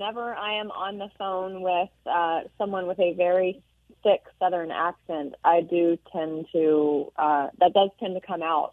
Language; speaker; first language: English; native; English